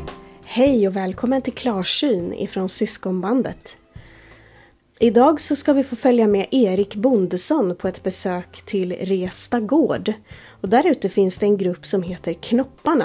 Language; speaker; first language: Swedish; native; Swedish